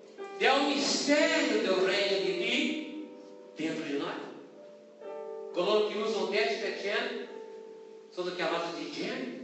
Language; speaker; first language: Italian; non-native, learner; Portuguese